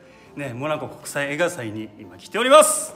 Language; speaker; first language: Japanese; native; Japanese